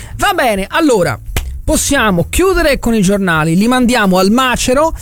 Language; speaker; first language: Italian; native; Italian